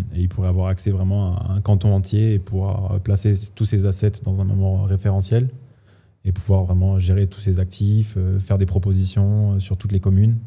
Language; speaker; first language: French; native; French